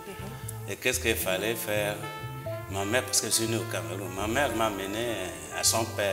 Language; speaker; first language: French; non-native, local second language; Igbo